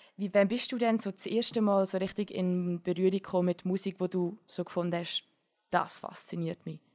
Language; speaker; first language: German; native; German